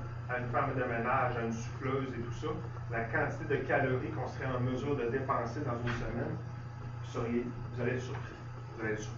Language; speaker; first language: French; native; French